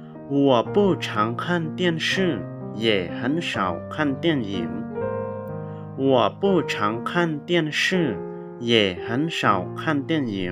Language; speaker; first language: Chinese; non-native, fluent; Lao